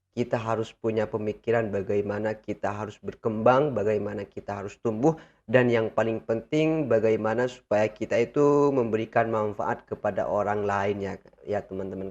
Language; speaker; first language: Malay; non-native, local second language; Madurese